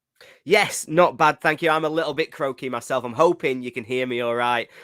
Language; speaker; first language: English; native; English